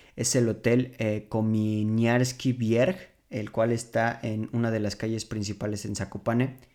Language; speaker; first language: Spanish; native; Spanish